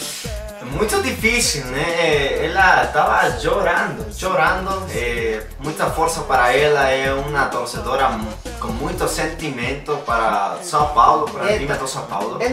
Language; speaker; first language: Portuguese; non-native, learner; Spanish